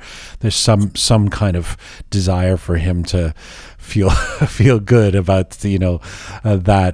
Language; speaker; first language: English; native; English